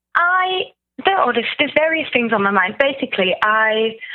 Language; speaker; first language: English; non-native, fluent; German